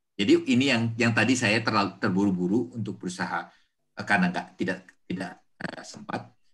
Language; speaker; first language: Indonesian; native; Indonesian